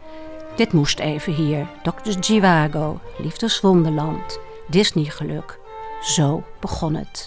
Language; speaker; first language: Dutch; native; Dutch